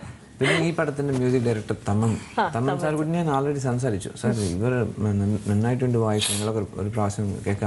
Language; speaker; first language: Malayalam; non-native, learner; Telugu